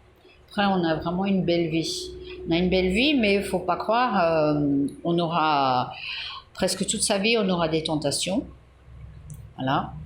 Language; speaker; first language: French; native; French